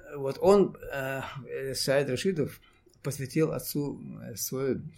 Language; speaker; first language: Russian; non-native, local second language; Chechen